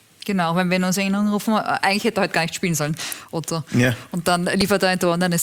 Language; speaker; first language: German; native; German